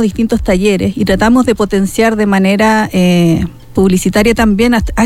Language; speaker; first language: Spanish; native; Spanish